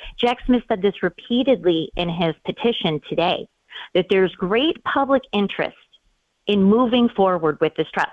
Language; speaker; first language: English; native; English